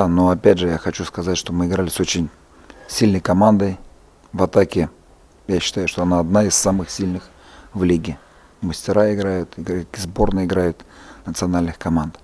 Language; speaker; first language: Russian; native; Russian